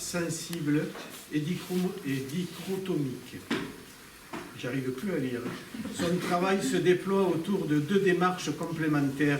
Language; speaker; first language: French; native; French